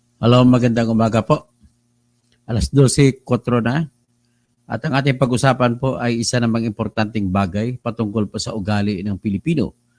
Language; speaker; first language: Filipino; non-native, local second language; Cebuano